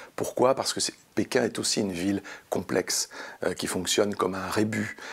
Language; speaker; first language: French; native; French